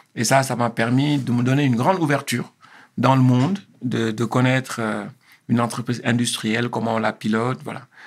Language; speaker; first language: French; non-native, local second language; Wolof